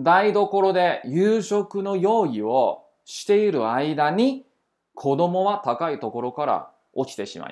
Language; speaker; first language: Japanese; non-native, fluent; Chinese